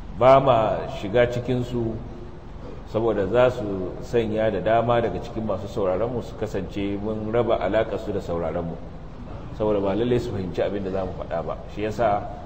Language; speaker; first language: Hausa; native; Hausa